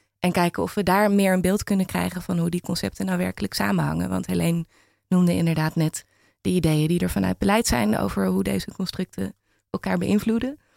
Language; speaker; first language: Dutch; native; Dutch